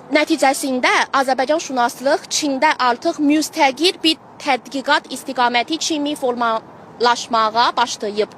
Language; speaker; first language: Azerbaijani; non-native, fluent; Chinese